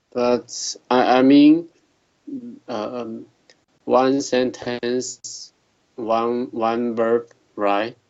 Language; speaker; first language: English; non-native, learner; Chinese